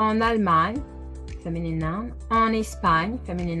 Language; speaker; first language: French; non-native, fluent; English